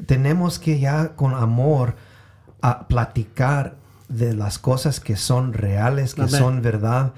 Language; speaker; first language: Spanish; early bilingual, heritage; Spanish